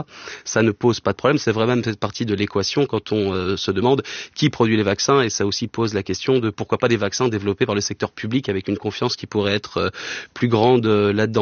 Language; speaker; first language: French; native; French